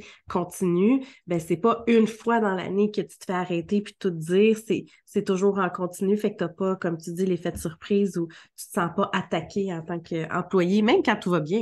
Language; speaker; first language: French; native; French